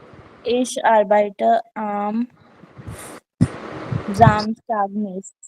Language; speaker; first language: German; non-native, learner; Hindi